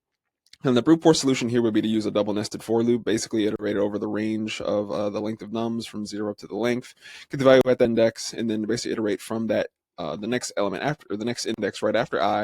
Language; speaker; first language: English; native; English